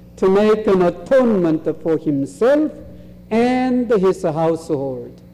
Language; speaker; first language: English; non-native, fluent; Korean